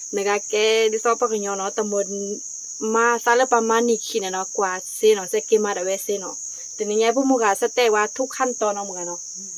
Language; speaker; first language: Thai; non-native, local second language; Karen languages